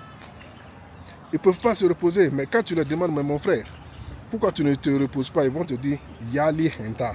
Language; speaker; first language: French; non-native, local second language; Bambara